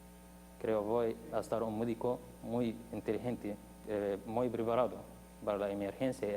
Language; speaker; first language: Spanish; non-native, fluent; Arabic